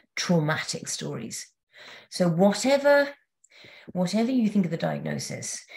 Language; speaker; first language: English; native; English